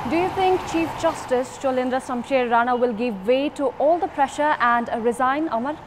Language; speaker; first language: English; non-native, local second language; Nepali